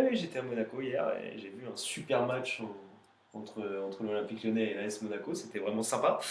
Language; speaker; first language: French; native; French